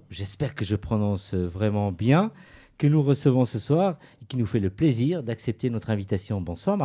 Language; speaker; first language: French; native; French